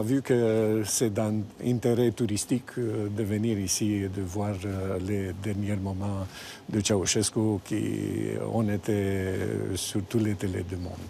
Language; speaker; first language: French; non-native, fluent; Romanian